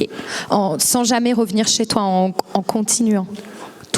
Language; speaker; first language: French; native; French